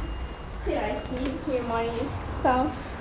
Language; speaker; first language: English; non-native, learner; Arabic